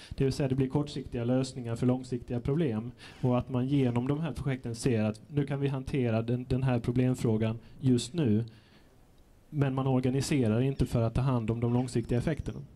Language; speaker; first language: Swedish; native; Swedish